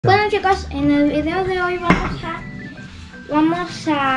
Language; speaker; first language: Spanish; native; Spanish